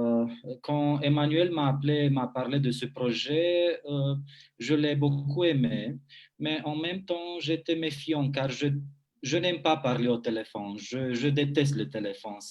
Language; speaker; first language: French; non-native, fluent; Romanian